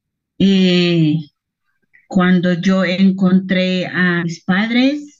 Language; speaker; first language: Spanish; non-native, local second language; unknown